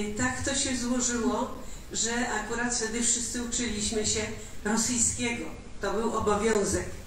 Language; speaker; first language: Polish; early bilingual, other home language; Russian